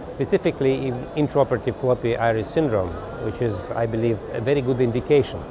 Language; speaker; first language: English; non-native, fluent; Russian